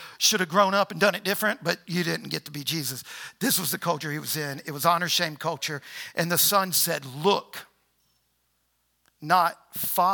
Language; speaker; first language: English; native; English